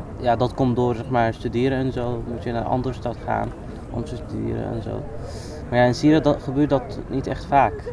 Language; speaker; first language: Dutch; non-native, fluent; Arabic